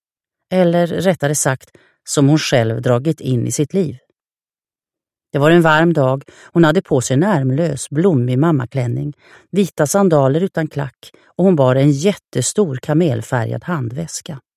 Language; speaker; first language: Swedish; native; Swedish